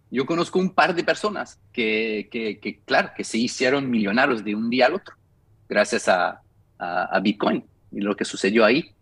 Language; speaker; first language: Spanish; non-native, fluent; French